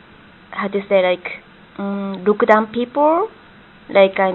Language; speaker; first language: English; non-native, learner; Japanese